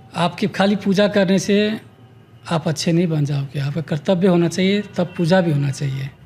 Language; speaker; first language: Hindi; non-native, local second language; Bhojpuri